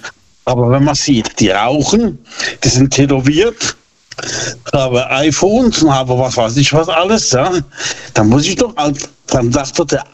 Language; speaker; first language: German; native; German